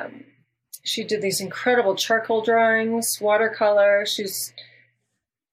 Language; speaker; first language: English; native; English